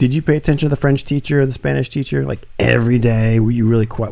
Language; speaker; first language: English; native; English